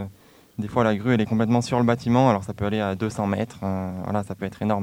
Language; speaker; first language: French; native; French